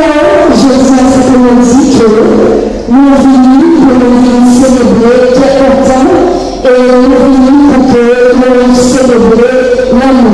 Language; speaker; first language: French; non-native, local second language; Haitian Creole